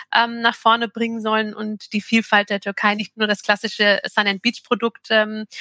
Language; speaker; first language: German; early bilingual, other home language; Turkish